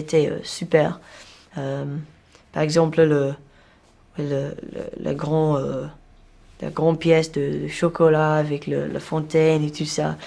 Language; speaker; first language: French; non-native, learner; English